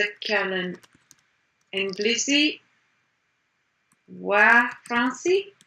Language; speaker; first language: Arabic; non-native, learner; English